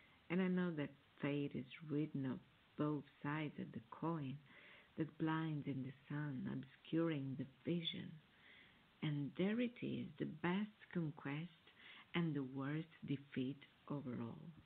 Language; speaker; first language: English; non-native, fluent; Italian